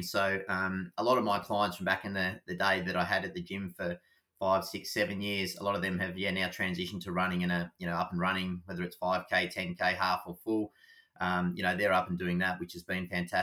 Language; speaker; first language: English; native; English